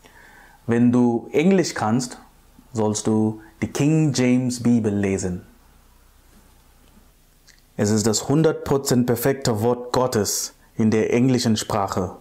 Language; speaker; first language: German; non-native, fluent; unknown